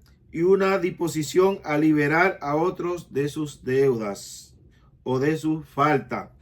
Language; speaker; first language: Spanish; native; Spanish